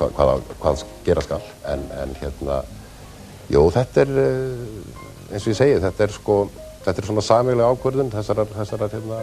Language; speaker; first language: Icelandic; native; Icelandic